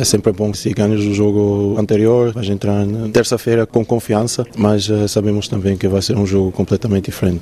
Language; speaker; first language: Portuguese; non-native, fluent; Swiss German